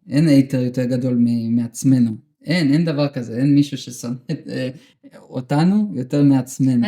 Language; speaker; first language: Hebrew; early bilingual, other home language; Russian